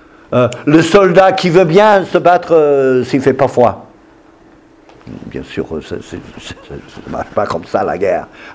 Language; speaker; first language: French; non-native, fluent; English